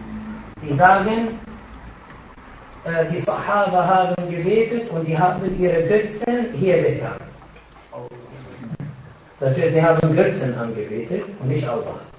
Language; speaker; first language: German; non-native, fluent; Arabic